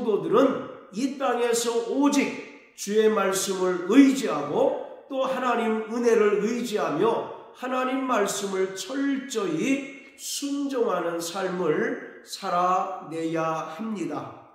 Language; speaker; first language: Korean; native; Korean